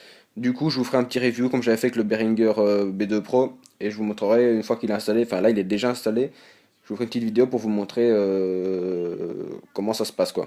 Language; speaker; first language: French; native; French